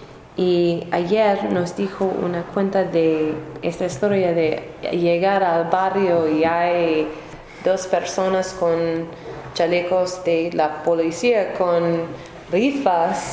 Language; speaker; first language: Spanish; non-native, learner; English